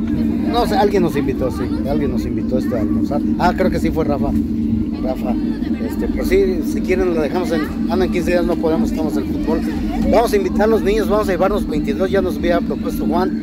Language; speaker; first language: Spanish; native; Spanish